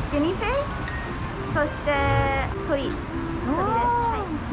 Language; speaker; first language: Japanese; non-native, learner; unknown